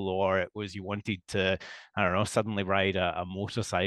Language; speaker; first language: English; native; English